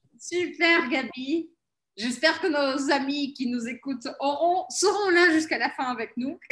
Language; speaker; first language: French; early bilingual, heritage; Portuguese